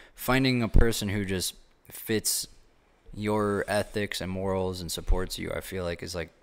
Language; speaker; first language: English; native; English